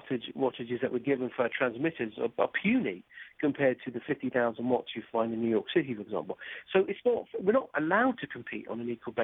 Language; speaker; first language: English; native; English